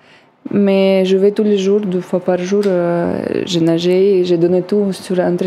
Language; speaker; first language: French; non-native, learner; Russian